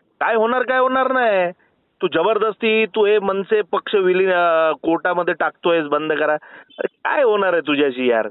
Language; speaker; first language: Marathi; non-native, local second language; Gujarati